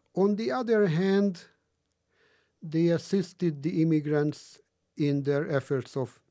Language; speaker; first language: English; non-native, fluent; Hungarian